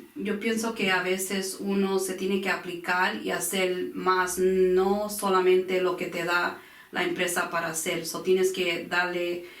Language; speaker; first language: Spanish; early bilingual, heritage; Spanish